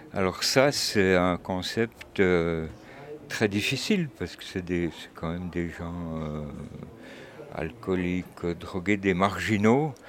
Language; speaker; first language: French; native; French